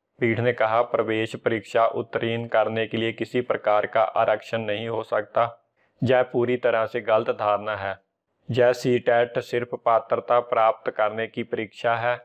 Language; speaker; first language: Hindi; non-native, local second language; Punjabi